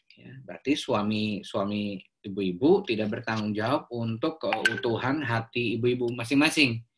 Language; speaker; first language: Indonesian; native; Indonesian